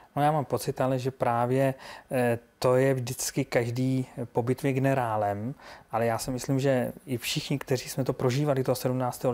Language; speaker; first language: Czech; native; Czech